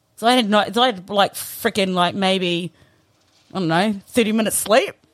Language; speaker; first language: English; native; English